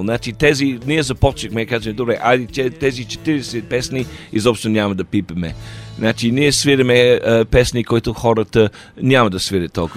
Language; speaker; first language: Bulgarian; non-native, learner; English